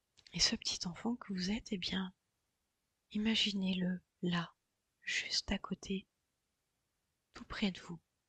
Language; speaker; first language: French; native; French